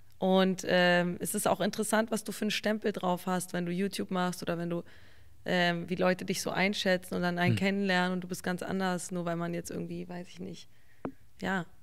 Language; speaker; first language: German; early bilingual, other home language; English